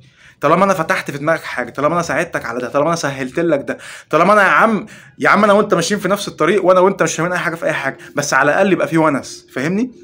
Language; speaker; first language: Arabic; native; Arabic